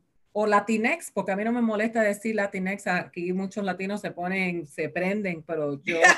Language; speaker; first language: Spanish; early bilingual, heritage; Spanish